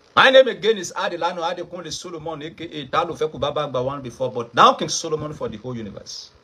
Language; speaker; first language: English; non-native, local second language; Yoruba